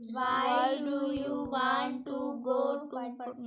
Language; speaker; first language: English; non-native, learner; Hindi